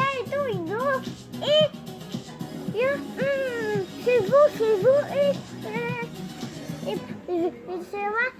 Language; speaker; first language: Russian; early bilingual, other home language; Tajik